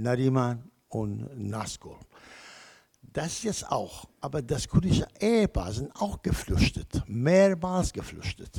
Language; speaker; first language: German; non-native, learner; Kurdish